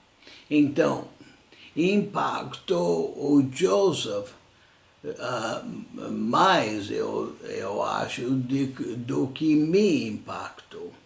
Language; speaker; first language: Portuguese; non-native, fluent; English